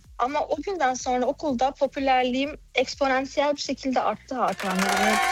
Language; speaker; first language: Turkish; early bilingual, heritage; Turkish